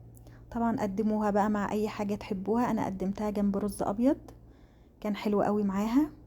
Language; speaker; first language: Arabic; native; Arabic